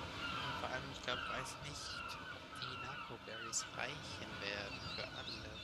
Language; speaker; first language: German; native; German